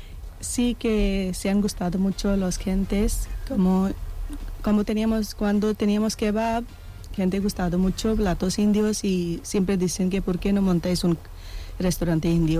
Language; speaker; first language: Spanish; non-native, learner; Punjabi